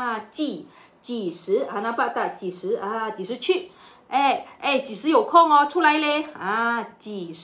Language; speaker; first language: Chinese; non-native, local second language; Malay